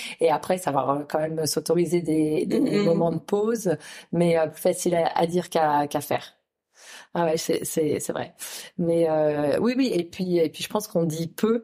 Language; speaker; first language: French; native; French